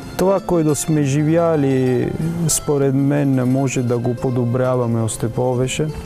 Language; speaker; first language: Bulgarian; non-native, fluent; Italian